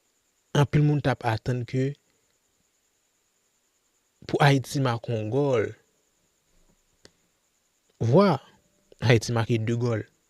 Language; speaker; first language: French; non-native, local second language; Haitian Creole